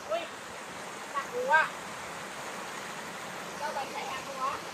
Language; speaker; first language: Cebuano; non-native, local second language; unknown